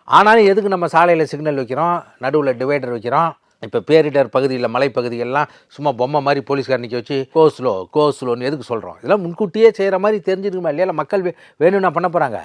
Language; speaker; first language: Tamil; native; Tamil